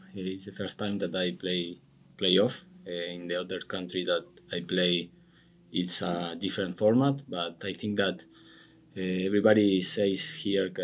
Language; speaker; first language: English; non-native, learner; Spanish